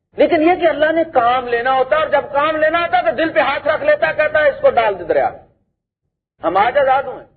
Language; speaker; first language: Urdu; non-native, local second language; Punjabi